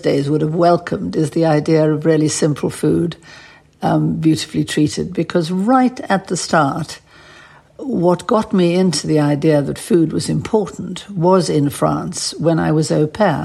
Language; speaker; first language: English; native; English